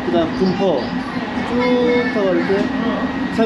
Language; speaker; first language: Korean; native; Korean